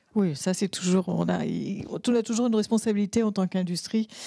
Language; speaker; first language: French; native; French